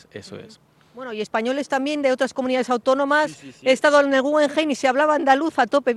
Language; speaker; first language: Spanish; native; Spanish